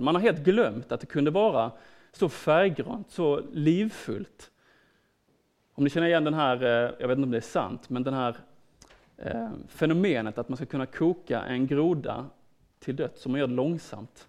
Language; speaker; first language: Swedish; native; Swedish